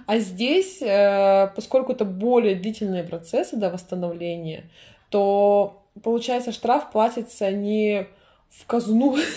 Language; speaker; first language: Russian; native; Russian